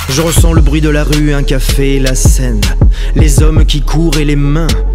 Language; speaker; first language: French; native; French